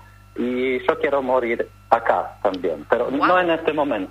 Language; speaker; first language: Spanish; non-native, learner; Polish